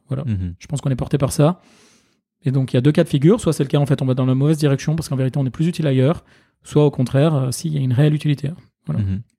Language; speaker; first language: French; native; French